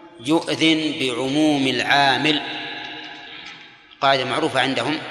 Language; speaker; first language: Arabic; native; Arabic